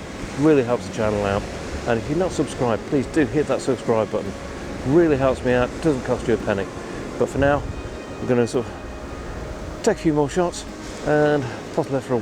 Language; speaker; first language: English; native; English